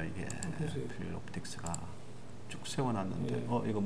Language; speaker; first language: Korean; native; Korean